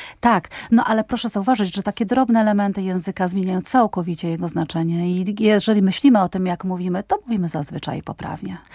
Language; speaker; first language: Polish; native; Polish